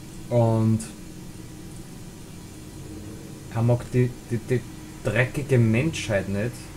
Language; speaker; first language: German; native; German